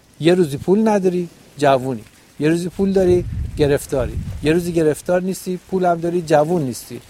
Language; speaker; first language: Persian; native; Persian